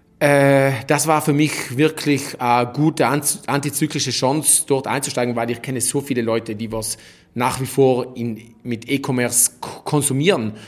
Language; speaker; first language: German; native; German